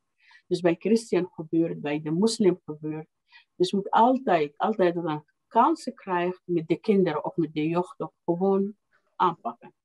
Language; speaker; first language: Dutch; non-native, fluent; Arabic